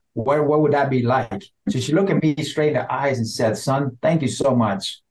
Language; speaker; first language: English; non-native, fluent; Vietnamese